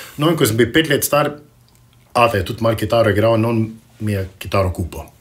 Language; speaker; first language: Slovenian; early bilingual, heritage; Slovenian